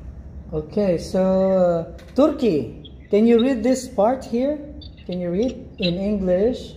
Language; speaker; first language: English; non-native, fluent; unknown